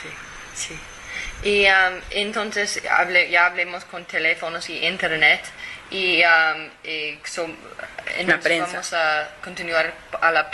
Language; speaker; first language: Spanish; non-native, fluent; English